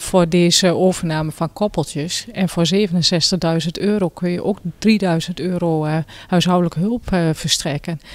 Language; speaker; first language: Dutch; native; Dutch